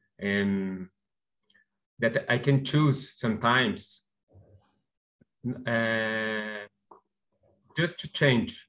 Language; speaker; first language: English; non-native, learner; Portuguese